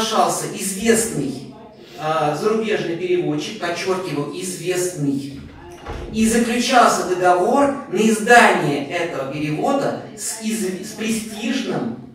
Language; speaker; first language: Russian; non-native, local second language; Uzbek